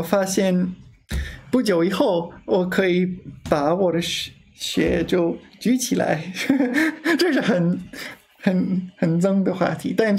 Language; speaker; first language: Chinese; non-native, learner; English